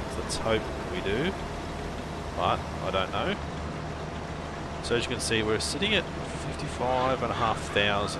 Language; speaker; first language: English; native; English